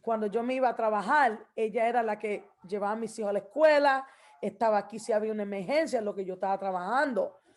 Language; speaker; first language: Spanish; early bilingual, heritage; Spanish